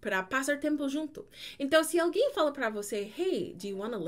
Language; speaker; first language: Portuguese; non-native, fluent; English